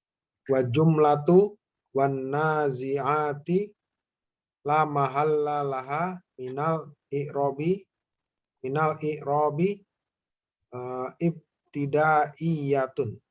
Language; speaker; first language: Arabic; non-native, learner; Indonesian